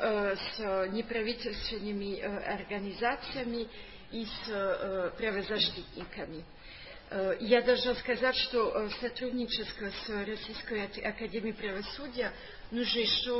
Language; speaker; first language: Russian; non-native, fluent; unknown